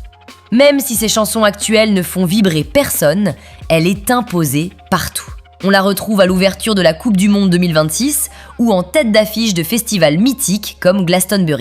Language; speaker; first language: French; native; French